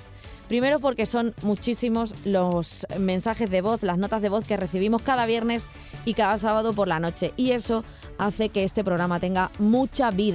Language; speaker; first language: Spanish; native; Spanish